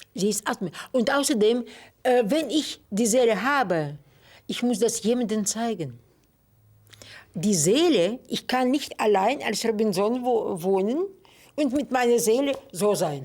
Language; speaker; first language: German; non-native, fluent; Russian